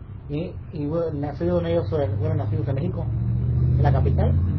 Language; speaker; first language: Spanish; early bilingual, other home language; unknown